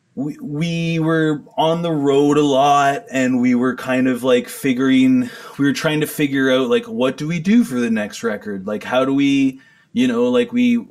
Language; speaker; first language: English; native; English